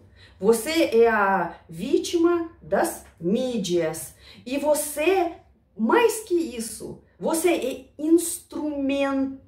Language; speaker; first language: Portuguese; non-native, fluent; Russian